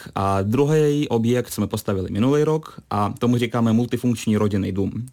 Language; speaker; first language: Czech; non-native, fluent; Russian